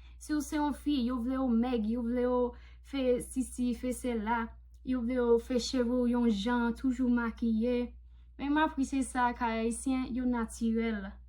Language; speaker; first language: Haitian Creole; non-native, fluent; English